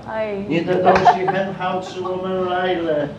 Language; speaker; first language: Chinese; non-native, learner; Polish